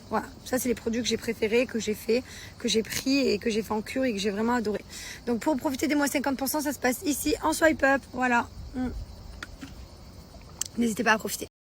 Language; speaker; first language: French; native; French